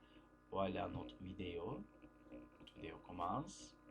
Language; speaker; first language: French; non-native, fluent; Turkish